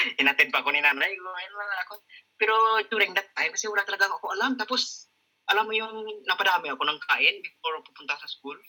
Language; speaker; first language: Filipino; non-native, local second language; Hiligaynon